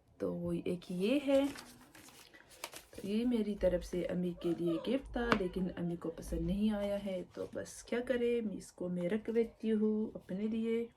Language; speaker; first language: Urdu; non-native, local second language; Pashto